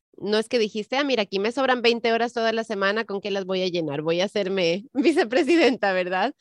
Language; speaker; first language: Spanish; native; Spanish